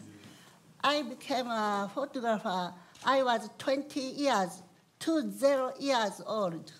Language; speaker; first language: English; non-native, learner; Japanese